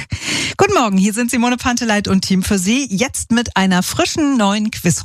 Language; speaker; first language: German; native; German